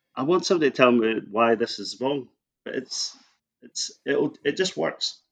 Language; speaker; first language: English; native; English